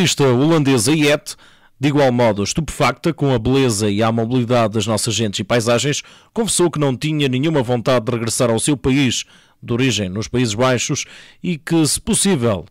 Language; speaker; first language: Portuguese; native; Portuguese